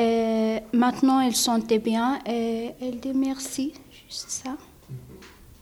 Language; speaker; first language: French; non-native, learner; Arabic